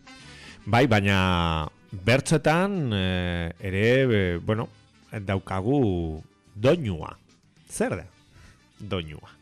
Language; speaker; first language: Basque; non-native, local second language; Spanish